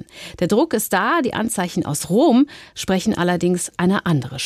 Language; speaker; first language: German; native; German